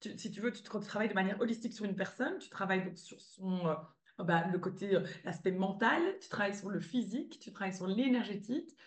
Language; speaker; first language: French; native; French